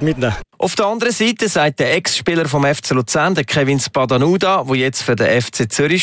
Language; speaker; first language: German; native; German